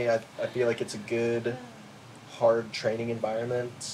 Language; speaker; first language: English; native; English